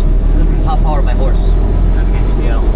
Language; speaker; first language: English; non-native, local second language; Italian